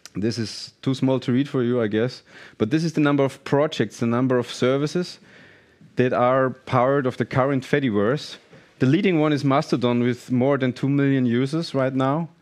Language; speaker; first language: English; non-native, fluent; German